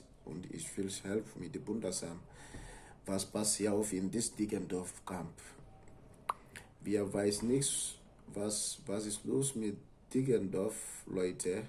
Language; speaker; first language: German; non-native, learner; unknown